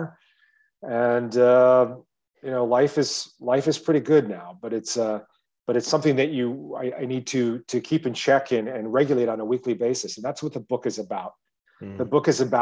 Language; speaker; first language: English; native; English